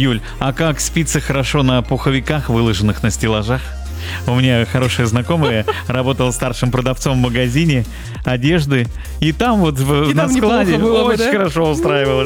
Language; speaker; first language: Russian; native; Russian